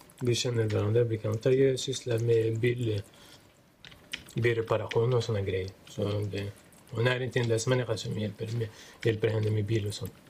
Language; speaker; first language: Swedish; non-native, local second language; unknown